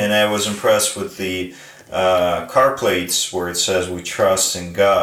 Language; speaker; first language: English; non-native, fluent; Ukrainian